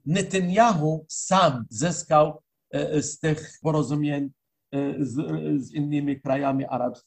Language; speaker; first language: Polish; non-native, fluent; Arabic